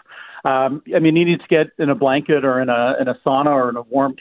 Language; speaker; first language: English; native; English